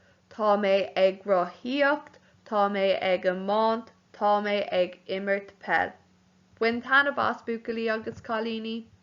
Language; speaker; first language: Irish; non-native, local second language; English